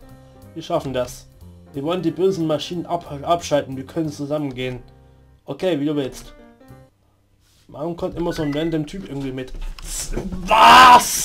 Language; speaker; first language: German; native; German